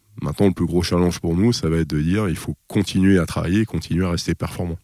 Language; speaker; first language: French; native; French